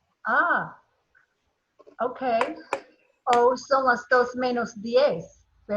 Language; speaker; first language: Spanish; non-native, learner; English